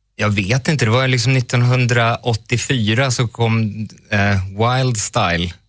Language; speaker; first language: Swedish; native; Swedish